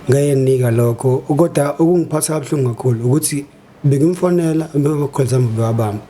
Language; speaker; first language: Zulu; native; Zulu